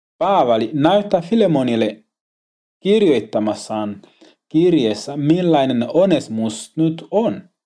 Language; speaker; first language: Finnish; non-native, learner; Swahili